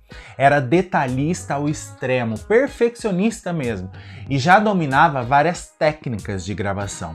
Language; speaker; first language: Portuguese; native; Portuguese